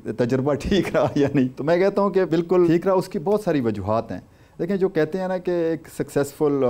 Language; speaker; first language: Urdu; non-native, local second language; Saraiki